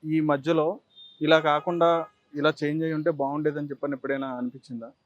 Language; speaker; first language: Telugu; native; Telugu